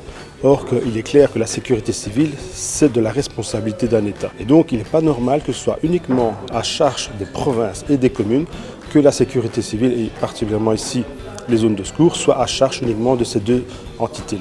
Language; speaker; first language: French; native; French